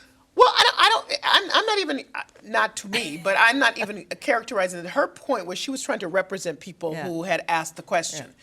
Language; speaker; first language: English; native; English